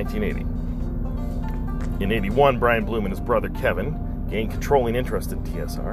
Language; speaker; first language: English; native; English